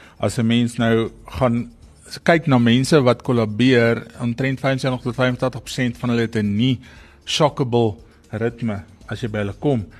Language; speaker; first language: Afrikaans; native; Afrikaans